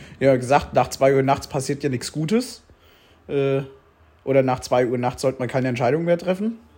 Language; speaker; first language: German; native; German